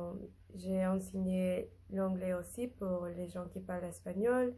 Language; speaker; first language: French; non-native, fluent; English